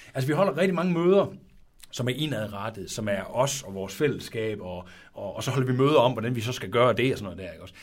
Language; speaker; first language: Danish; native; Danish